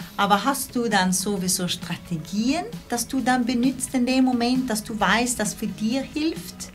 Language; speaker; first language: German; non-native, local second language; Italian